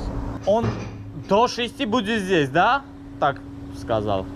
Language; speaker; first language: Russian; non-native, fluent; Armenian